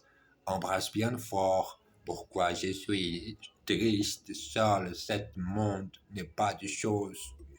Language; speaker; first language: French; non-native, learner; Portuguese